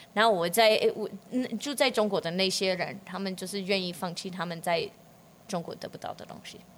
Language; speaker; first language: Chinese; non-native, fluent; English